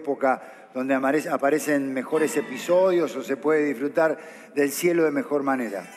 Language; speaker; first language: Spanish; native; Spanish